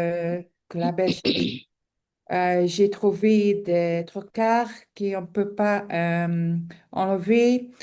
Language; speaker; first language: French; non-native, local second language; Dutch